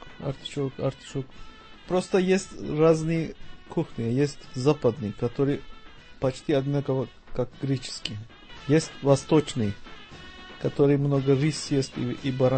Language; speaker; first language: Russian; non-native, learner; Turkish